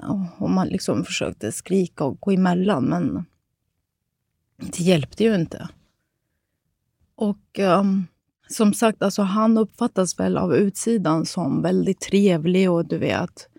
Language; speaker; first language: Swedish; native; Swedish